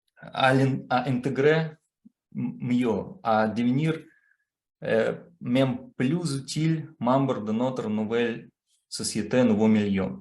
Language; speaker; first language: French; non-native, fluent; Russian